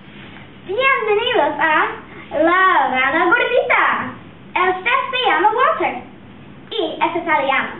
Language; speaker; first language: Spanish; non-native, learner; English